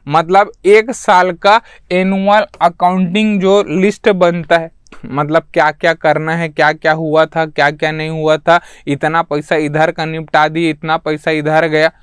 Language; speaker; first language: Hindi; native; Hindi